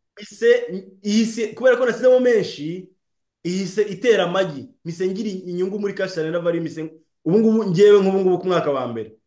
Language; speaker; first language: Kinyarwanda; native; Kinyarwanda